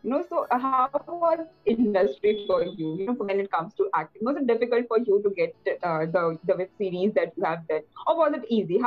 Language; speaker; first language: English; non-native, local second language; Hindi